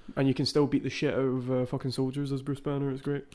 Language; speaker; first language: English; native; English